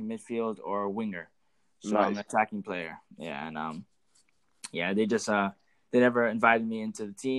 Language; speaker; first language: English; native; English